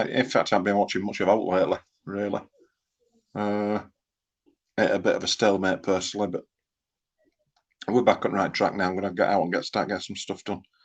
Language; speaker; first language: English; native; English